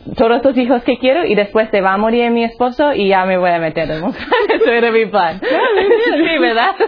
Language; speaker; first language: Spanish; non-native, fluent; English